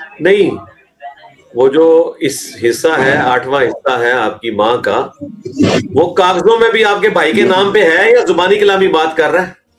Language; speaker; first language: Urdu; non-native, local second language; Punjabi